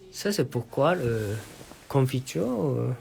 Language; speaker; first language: French; non-native, learner; Japanese